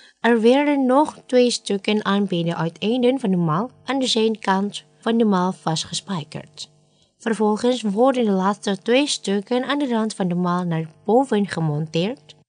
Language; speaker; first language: Dutch; non-native, fluent; Indonesian